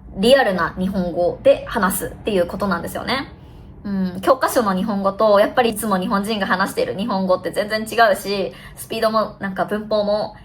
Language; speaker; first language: Japanese; native; Japanese